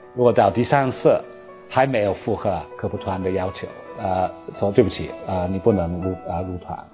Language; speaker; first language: Chinese; non-native, fluent; English